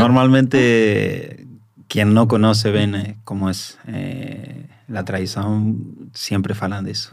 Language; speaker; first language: Portuguese; non-native, learner; Spanish